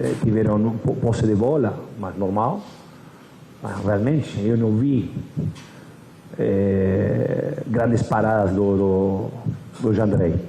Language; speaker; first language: Portuguese; non-native, fluent; Spanish